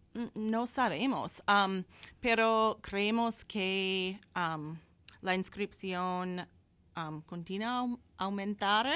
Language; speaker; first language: Spanish; non-native, fluent; English